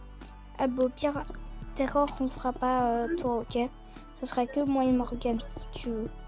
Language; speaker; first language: French; native; French